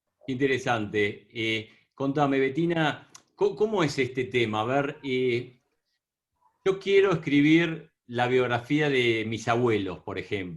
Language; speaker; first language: Spanish; native; Spanish